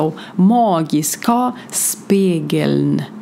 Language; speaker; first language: Swedish; non-native, fluent; Ukrainian